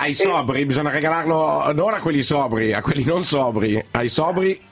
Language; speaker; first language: Italian; native; Italian